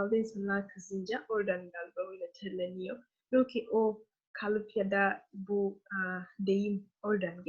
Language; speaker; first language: Turkish; non-native, learner; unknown